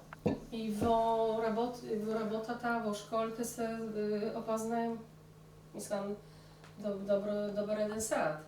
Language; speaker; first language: Macedonian; early bilingual, heritage; Polish